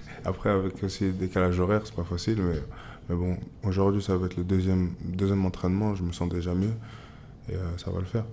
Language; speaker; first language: French; native; French